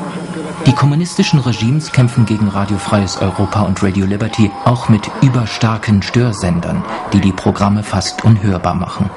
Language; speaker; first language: German; native; German